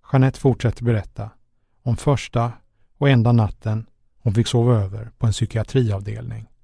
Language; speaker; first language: Swedish; native; Swedish